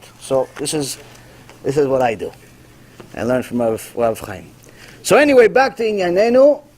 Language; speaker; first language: English; non-native, fluent; Hebrew